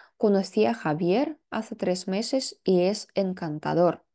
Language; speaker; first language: Spanish; non-native, fluent; Russian